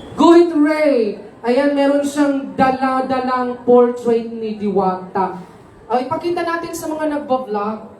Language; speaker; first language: Filipino; native; Filipino